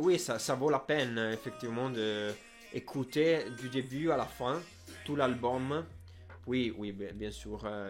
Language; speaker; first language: French; non-native, fluent; Italian